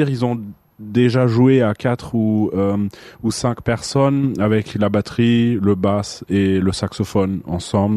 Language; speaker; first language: French; non-native, fluent; German